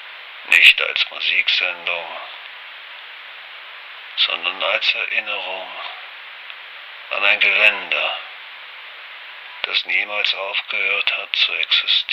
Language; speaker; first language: German; native; German